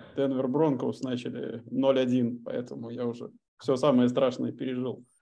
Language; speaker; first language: Russian; native; Russian